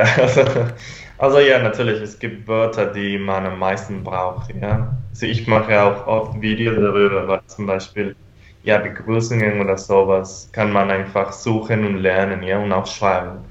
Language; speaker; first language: German; non-native, fluent; Spanish